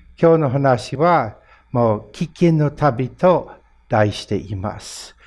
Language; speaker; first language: Japanese; non-native, fluent; English